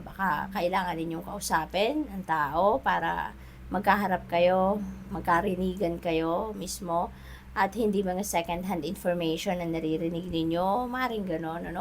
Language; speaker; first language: Filipino; native; Filipino